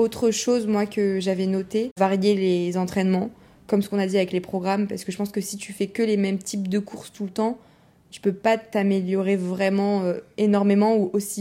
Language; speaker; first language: French; native; French